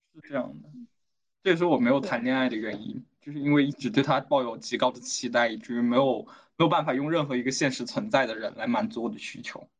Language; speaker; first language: Chinese; native; Chinese